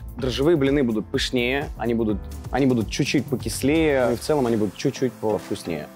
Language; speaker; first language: Russian; native; Russian